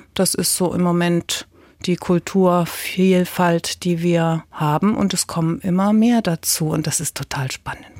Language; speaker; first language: German; native; German